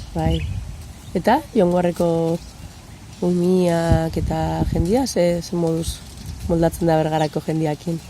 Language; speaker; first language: Basque; native; Basque